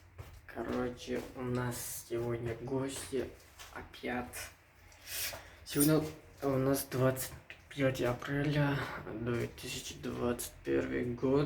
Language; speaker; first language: Russian; non-native, fluent; Tajik